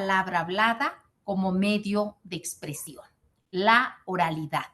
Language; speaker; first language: Spanish; native; Spanish